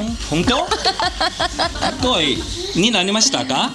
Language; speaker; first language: Japanese; non-native, learner; Chinese